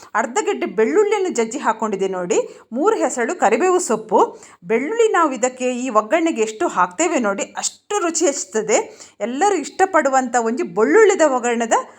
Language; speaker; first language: Kannada; non-native, local second language; Tulu